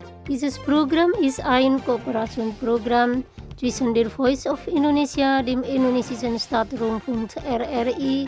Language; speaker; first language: German; non-native, fluent; Indonesian